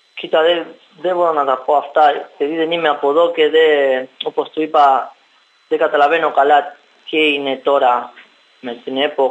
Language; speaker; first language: Greek; non-native, learner; Spanish